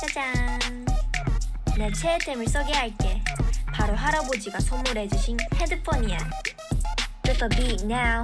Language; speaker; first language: Korean; non-native, fluent; Japanese